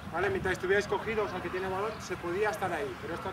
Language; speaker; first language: Spanish; native; Spanish